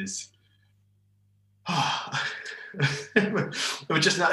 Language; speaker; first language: English; native; English